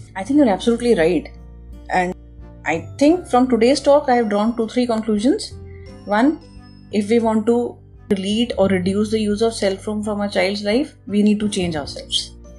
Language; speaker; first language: Hindi; native; Hindi